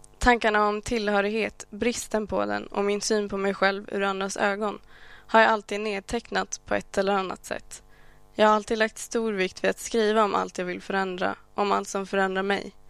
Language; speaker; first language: Swedish; early bilingual, other home language; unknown